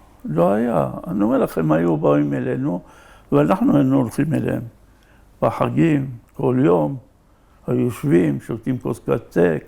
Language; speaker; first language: Hebrew; native; Hebrew